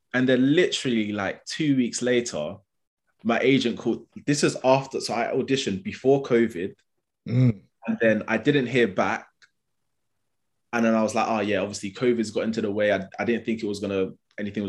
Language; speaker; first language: English; native; English